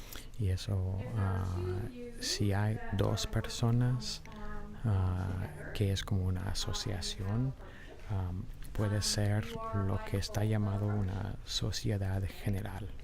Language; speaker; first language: Spanish; non-native, fluent; English